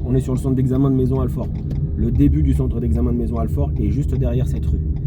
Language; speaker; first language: French; native; French